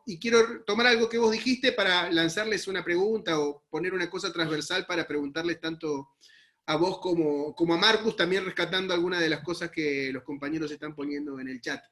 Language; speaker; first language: Spanish; native; Spanish